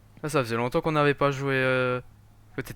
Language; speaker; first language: French; native; French